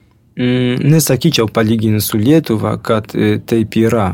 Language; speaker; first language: Lithuanian; non-native, fluent; Polish